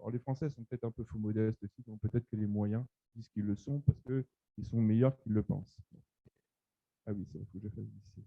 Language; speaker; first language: French; native; French